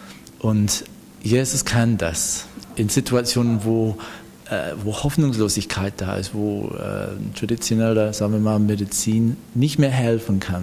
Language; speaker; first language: German; non-native, fluent; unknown